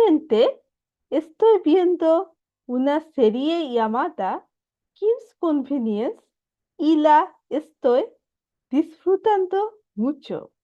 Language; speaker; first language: Spanish; non-native, learner; Bangla